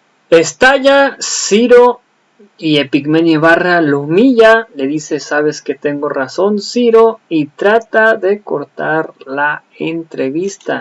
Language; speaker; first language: Spanish; native; Spanish